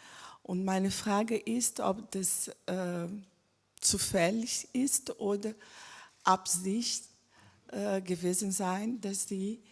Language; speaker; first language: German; non-native, fluent; French